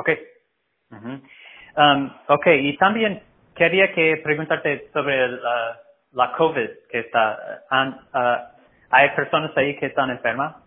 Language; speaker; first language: Spanish; non-native, fluent; English